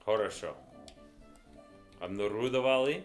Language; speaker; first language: Russian; non-native, learner; English